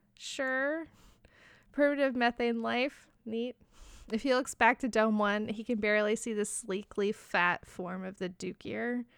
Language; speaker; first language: English; native; English